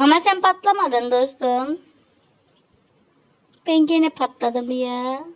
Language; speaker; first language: Turkish; native; Turkish